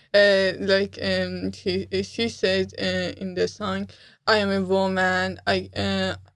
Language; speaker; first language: English; non-native, learner; Persian